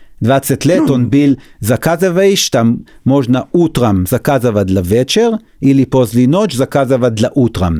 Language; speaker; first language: Russian; non-native, learner; Hebrew